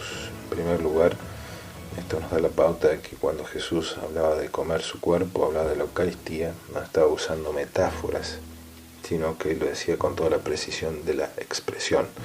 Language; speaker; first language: Spanish; native; Spanish